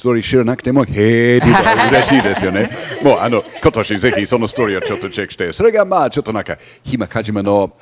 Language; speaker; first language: Japanese; non-native, fluent; English